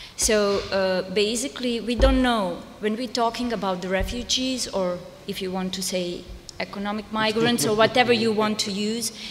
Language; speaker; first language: English; non-native, fluent; Serbian